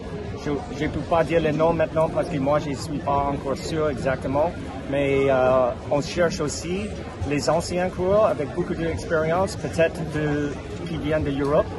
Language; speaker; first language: French; non-native, fluent; English